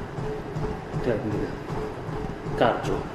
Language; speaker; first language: English; non-native, local second language; Filipino